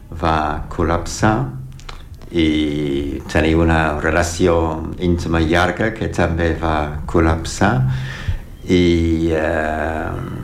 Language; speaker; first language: Catalan; non-native, fluent; English